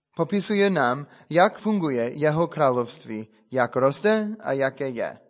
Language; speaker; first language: Czech; non-native, fluent; English